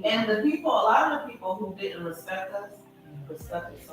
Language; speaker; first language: English; native; English